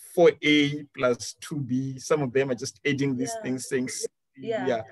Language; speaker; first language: English; non-native, local second language; Venda